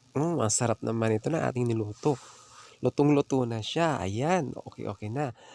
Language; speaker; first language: Filipino; non-native, local second language; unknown